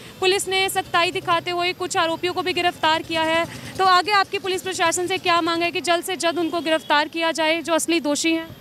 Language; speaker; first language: Hindi; non-native, local second language; Punjabi